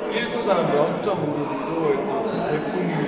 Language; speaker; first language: Korean; non-native, fluent; Mongolian